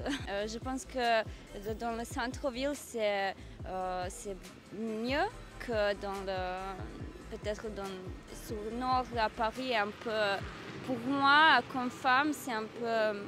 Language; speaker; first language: French; non-native, learner; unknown